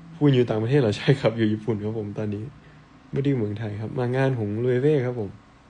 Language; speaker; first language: Thai; native; Thai